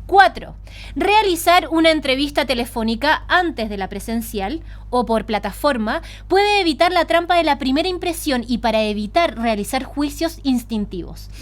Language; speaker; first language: Spanish; native; Spanish